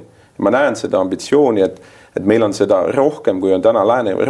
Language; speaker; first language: Estonian; native; Estonian